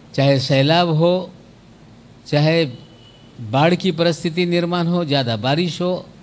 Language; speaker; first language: Hindi; non-native, local second language; Marathi